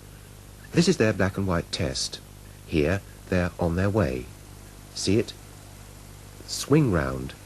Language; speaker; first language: English; native; English